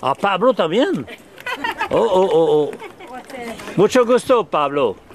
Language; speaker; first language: Spanish; non-native, learner; French